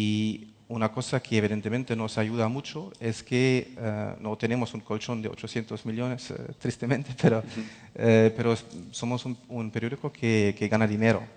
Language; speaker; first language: Spanish; non-native, fluent; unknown